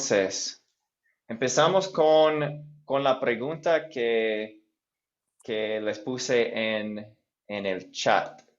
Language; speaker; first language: Spanish; non-native, fluent; English